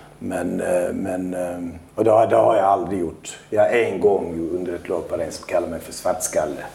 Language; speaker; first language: Swedish; early bilingual, other home language; Albanian